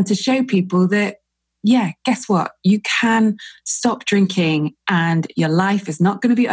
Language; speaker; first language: English; native; English